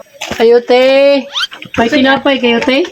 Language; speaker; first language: Filipino; non-native, local second language; Cebuano